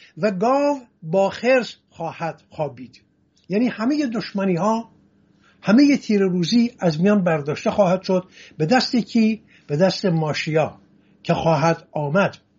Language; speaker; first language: Persian; non-native, local second language; Assyrian Neo-Aramaic